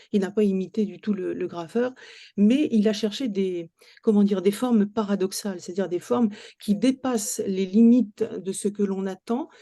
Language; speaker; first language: French; native; French